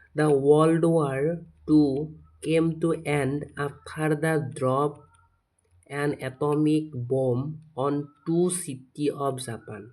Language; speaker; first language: English; non-native, local second language; Assamese